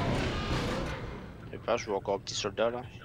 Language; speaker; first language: French; native; French